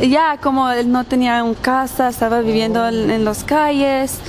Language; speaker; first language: Spanish; early bilingual, heritage; Spanish